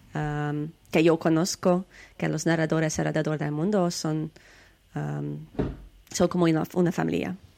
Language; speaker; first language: Spanish; non-native, learner; Hungarian